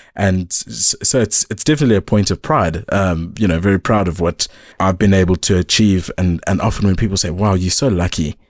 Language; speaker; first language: English; native; English